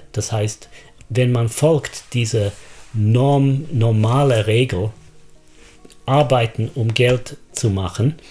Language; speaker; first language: German; non-native, fluent; English